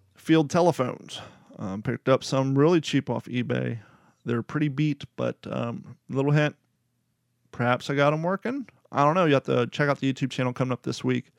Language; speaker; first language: English; native; English